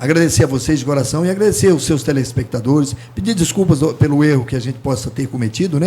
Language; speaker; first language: Portuguese; native; Portuguese